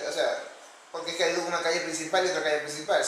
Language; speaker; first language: Spanish; native; Spanish